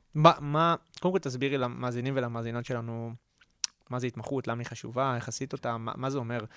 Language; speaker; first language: Hebrew; native; Hebrew